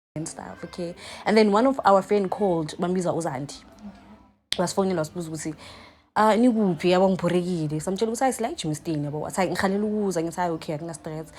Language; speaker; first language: Zulu; native; Zulu